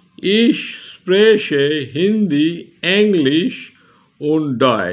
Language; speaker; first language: German; non-native, learner; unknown